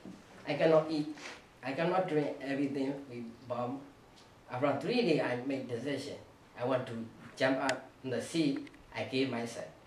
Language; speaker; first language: English; non-native, learner; Burmese